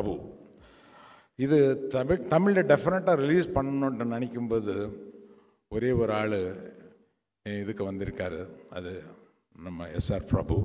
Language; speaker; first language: Tamil; non-native, local second language; Telugu